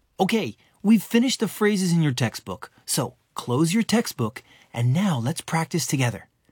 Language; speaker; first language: English; native; English